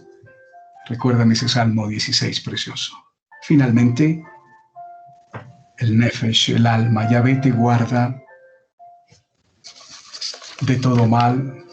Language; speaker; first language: Spanish; native; Spanish